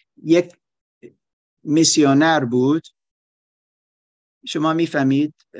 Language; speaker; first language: Persian; non-native, learner; German